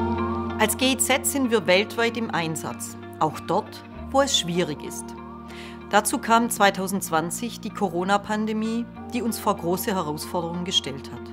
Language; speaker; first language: German; native; German